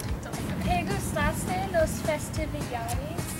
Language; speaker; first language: Spanish; non-native, learner; English